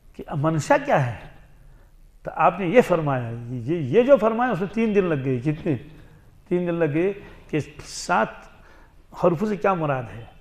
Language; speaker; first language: Urdu; non-native, local second language; Kashmiri